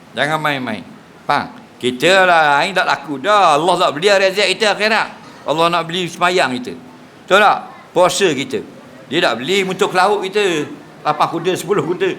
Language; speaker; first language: Malay; native; Malay